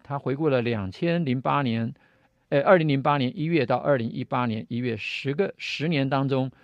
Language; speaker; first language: Chinese; native; Chinese